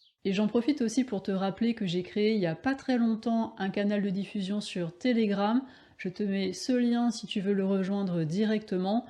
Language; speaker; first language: French; native; French